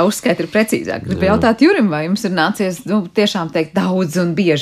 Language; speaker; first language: Latvian; native; Latvian